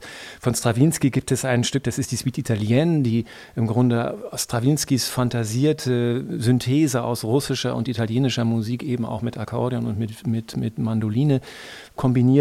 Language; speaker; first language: German; native; German